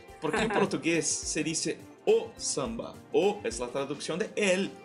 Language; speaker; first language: Portuguese; non-native, fluent; Spanish